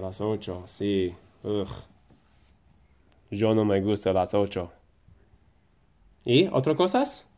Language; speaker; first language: Spanish; non-native, learner; English